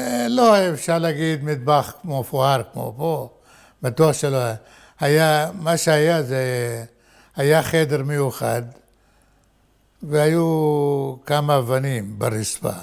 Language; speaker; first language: Hebrew; non-native, fluent; Arabic